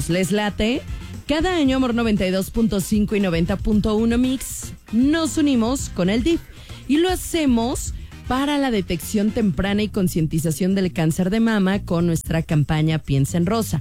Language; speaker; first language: Spanish; native; Spanish